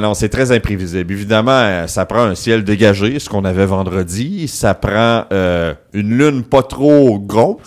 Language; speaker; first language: French; native; French